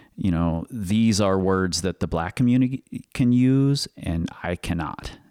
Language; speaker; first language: English; native; English